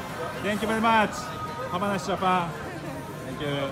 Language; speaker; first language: English; non-native, learner; Japanese